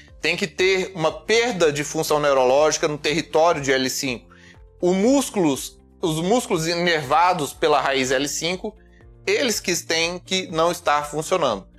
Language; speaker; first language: Portuguese; native; Portuguese